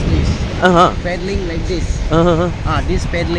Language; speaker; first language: English; non-native, learner; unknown